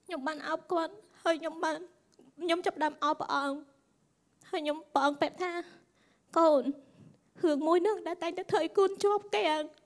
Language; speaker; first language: Khmer; native; Khmer